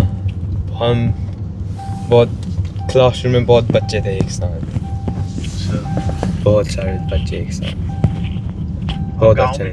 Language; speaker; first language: Hindi; early bilingual, other home language; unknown